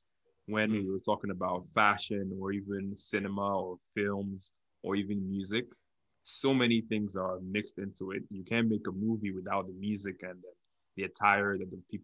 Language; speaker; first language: English; non-native, local second language; Yoruba